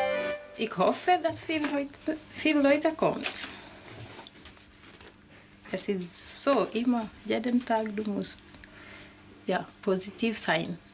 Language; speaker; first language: German; non-native, learner; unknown